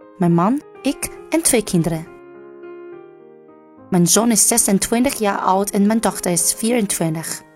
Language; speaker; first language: Dutch; non-native, learner; Chinese